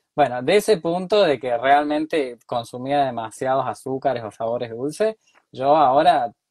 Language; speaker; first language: Spanish; native; Spanish